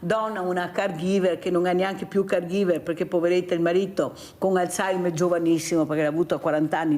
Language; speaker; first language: Italian; native; Italian